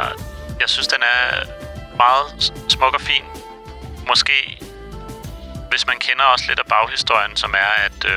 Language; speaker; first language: Danish; native; Danish